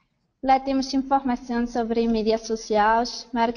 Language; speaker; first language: Portuguese; non-native, fluent; Spanish